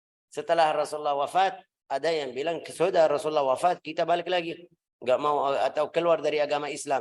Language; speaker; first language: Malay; non-native, fluent; Arabic